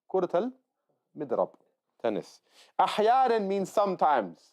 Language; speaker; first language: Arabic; non-native, fluent; English